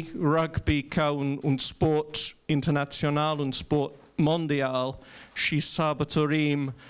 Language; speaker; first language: Romanian; non-native, learner; English